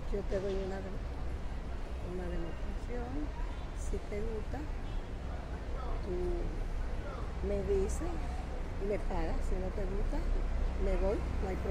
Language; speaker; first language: Spanish; native; Spanish